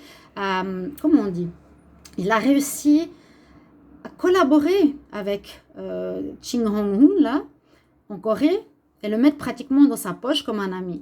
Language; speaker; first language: French; native; French